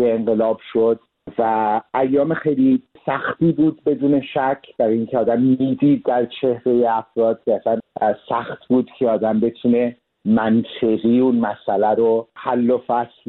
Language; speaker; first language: Persian; early bilingual, heritage; Persian